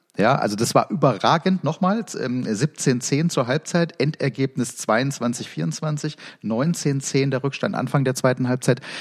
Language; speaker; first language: German; native; German